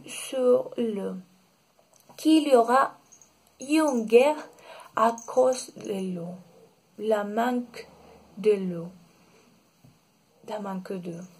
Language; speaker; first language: French; non-native, learner; Spanish